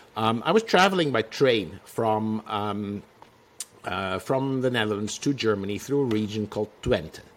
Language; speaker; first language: English; non-native, fluent; Dutch